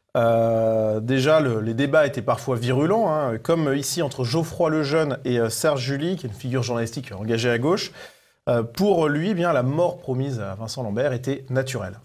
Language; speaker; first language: French; native; French